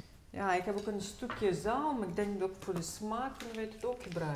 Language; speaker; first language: Dutch; non-native, fluent; Russian